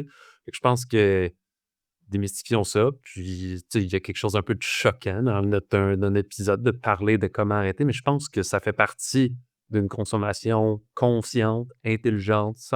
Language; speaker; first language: French; native; French